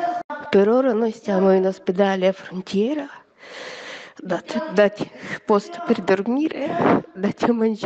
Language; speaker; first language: Italian; non-native, learner; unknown